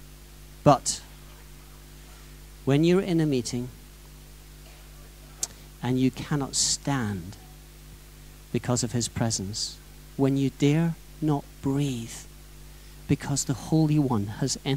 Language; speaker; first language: English; native; English